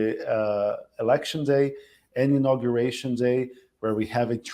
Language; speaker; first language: English; non-native, fluent; Portuguese